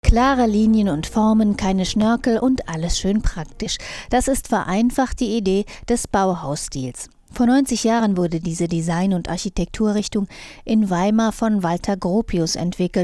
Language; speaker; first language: German; native; German